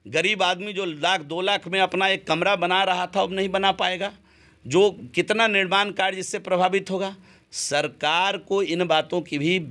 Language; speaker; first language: Hindi; native; Hindi